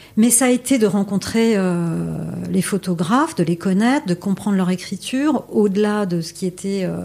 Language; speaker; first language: French; native; French